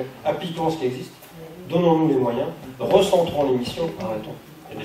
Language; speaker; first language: French; native; French